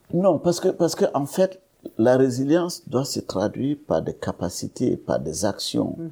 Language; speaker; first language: French; non-native, local second language; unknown